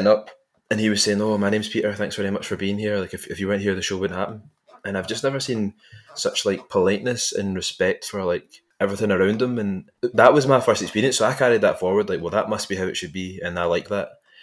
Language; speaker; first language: English; native; English